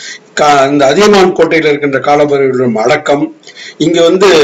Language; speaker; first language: Tamil; native; Tamil